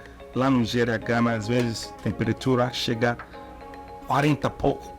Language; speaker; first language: Portuguese; non-native, learner; Igbo